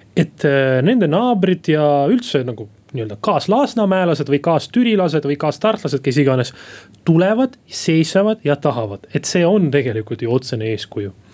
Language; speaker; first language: Estonian; non-native, local second language; Russian